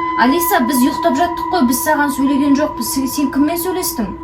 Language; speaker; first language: Kazakh; native; Kazakh